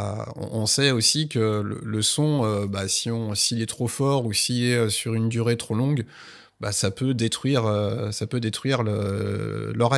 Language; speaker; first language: French; native; French